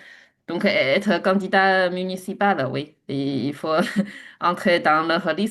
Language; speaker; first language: French; non-native, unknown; Chinese